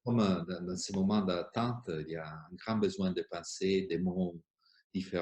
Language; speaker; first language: French; non-native, fluent; Italian